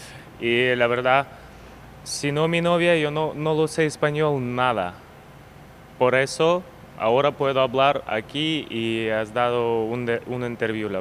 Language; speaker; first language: Spanish; non-native, learner; Ukrainian